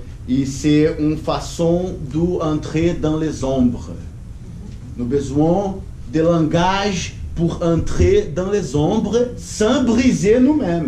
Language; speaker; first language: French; non-native, learner; Portuguese